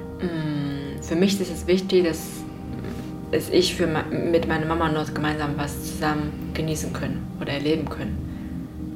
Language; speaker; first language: German; non-native, fluent; Chinese